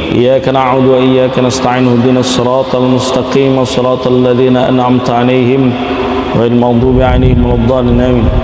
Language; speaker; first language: Malay; native; Malay